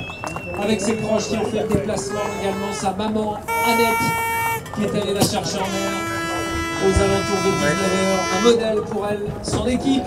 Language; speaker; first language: French; native; French